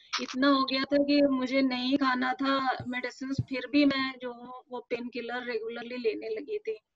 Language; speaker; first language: Hindi; native; Hindi